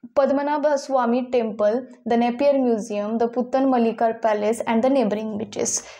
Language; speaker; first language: English; non-native, local second language; Marathi